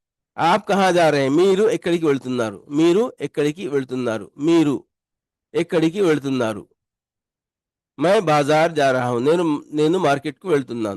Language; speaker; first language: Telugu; non-native, local second language; Urdu